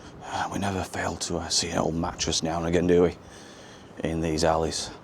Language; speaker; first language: English; native; English